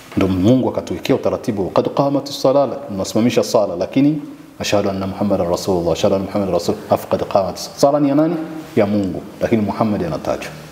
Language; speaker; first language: Swahili; native; Swahili